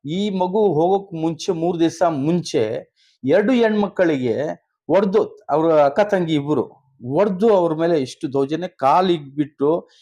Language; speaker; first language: Kannada; non-native, local second language; Urdu